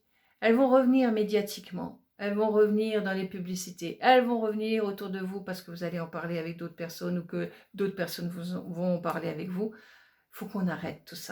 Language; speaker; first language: French; native; French